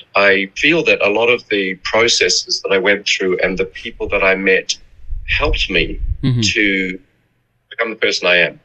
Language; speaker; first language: English; native; English